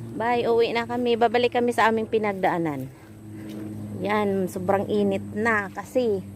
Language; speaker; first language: Filipino; non-native, local second language; Cebuano